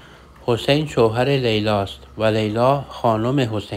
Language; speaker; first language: Persian; non-native, fluent; Urdu